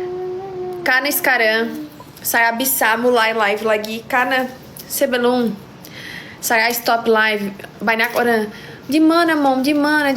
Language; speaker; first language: Indonesian; non-native, learner; Portuguese